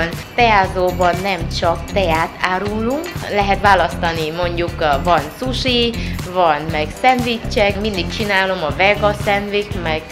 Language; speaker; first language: Hungarian; non-native, learner; Vietnamese